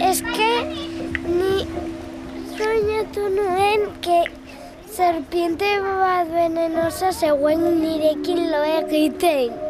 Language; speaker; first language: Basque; non-native, local second language; Spanish